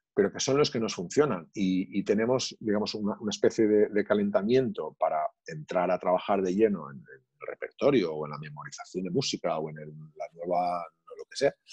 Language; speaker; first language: Spanish; non-native, local second language; Catalan